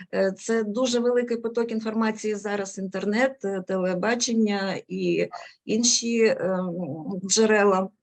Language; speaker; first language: Ukrainian; non-native, local second language; Russian